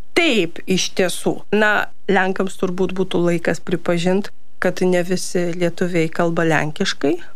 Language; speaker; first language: Lithuanian; early bilingual, heritage; Lithuanian